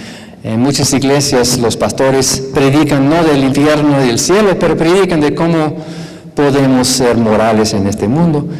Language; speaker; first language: Spanish; non-native, fluent; English